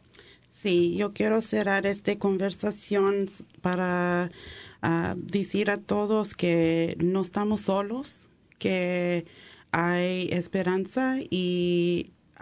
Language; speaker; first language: Spanish; early bilingual, heritage; English